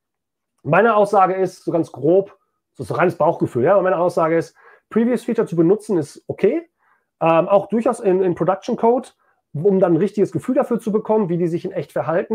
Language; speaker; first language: German; native; German